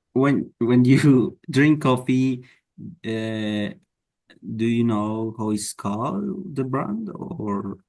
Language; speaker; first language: English; non-native, learner; Spanish